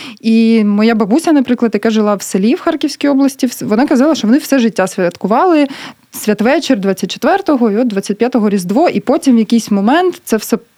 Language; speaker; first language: Ukrainian; native; Ukrainian